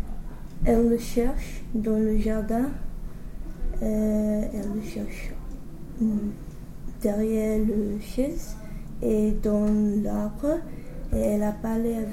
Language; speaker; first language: French; non-native, learner; English